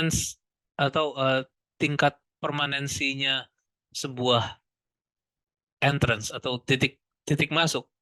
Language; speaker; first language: Indonesian; native; Indonesian